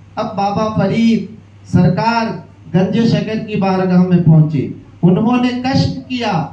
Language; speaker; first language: Urdu; native; Urdu